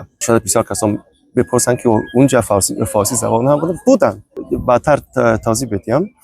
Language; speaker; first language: Persian; non-native, fluent; Chinese